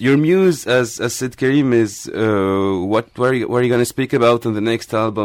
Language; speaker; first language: English; non-native, fluent; Arabic